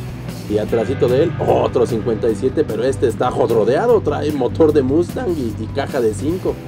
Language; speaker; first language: Spanish; native; Spanish